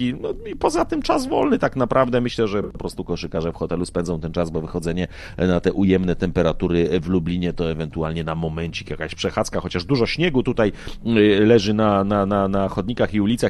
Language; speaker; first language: Polish; native; Polish